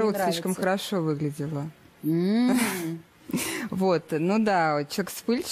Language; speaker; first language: Russian; native; Russian